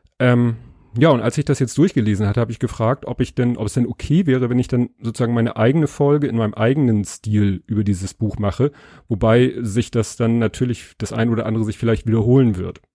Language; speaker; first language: German; native; German